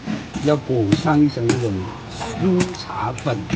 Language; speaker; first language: Chinese; non-native, local second language; Cantonese